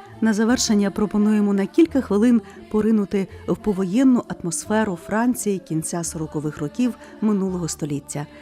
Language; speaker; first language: Ukrainian; native; Ukrainian